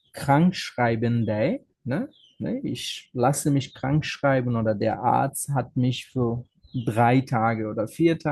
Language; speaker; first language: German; non-native, fluent; Bangla